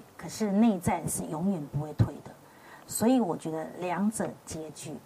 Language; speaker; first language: Chinese; native; Chinese